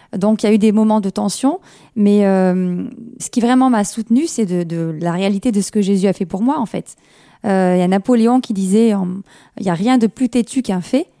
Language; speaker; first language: French; early bilingual, other home language; Kabyle